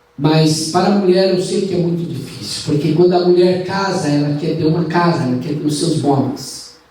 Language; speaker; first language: Portuguese; native; Portuguese